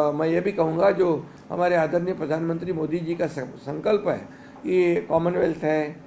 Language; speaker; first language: Hindi; non-native, local second language; Marathi